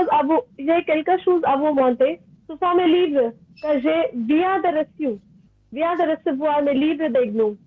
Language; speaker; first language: French; non-native, learner; Hindi